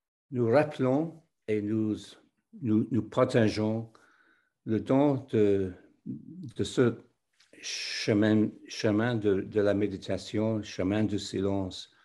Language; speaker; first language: French; non-native, fluent; English